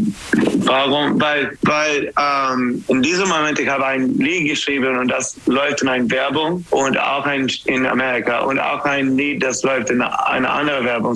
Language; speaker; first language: German; non-native, learner; English